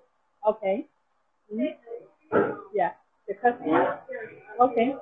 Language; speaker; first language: English; non-native, local second language; Chinese